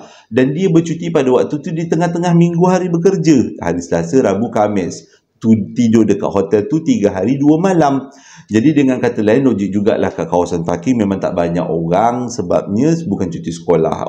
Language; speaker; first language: Malay; native; Malay